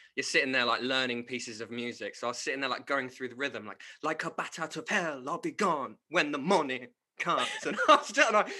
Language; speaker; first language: English; native; English